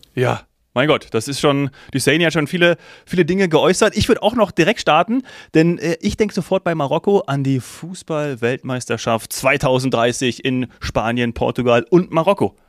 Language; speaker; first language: German; native; German